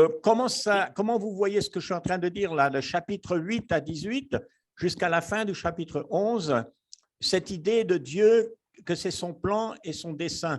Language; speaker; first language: French; native; French